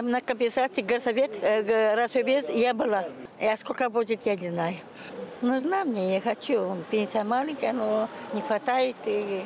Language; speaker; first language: Russian; non-native, local second language; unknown